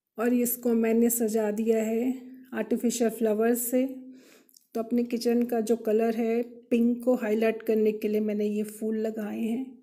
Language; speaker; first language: Hindi; non-native, local second language; Kannada